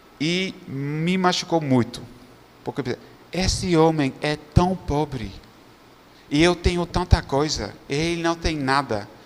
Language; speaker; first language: Portuguese; non-native, fluent; Dutch